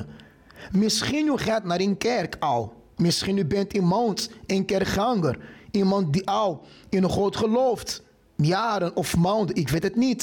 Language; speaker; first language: Dutch; non-native, fluent; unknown